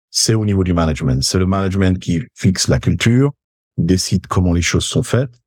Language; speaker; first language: French; native; French